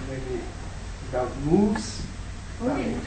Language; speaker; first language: English; non-native, learner; Russian